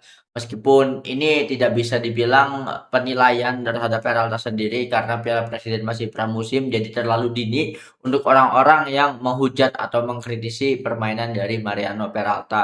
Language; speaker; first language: Indonesian; native; Indonesian